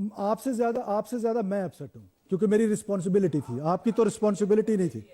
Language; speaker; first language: Urdu; non-native, local second language; Baluchi